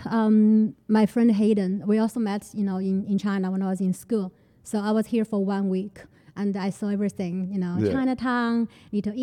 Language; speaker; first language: English; non-native, fluent; Chinese